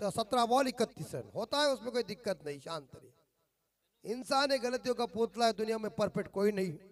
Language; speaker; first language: Hindi; non-native, local second language; Marathi